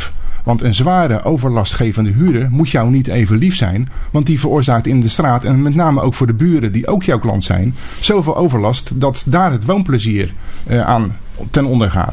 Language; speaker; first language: Dutch; native; Dutch